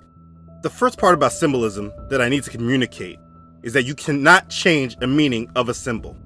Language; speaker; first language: English; native; English